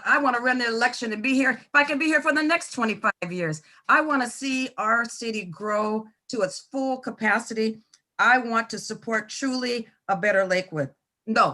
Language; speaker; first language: English; native; English